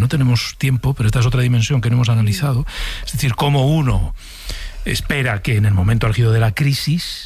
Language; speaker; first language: Spanish; native; Spanish